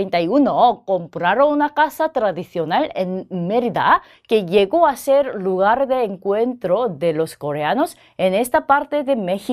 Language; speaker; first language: Spanish; non-native, fluent; Korean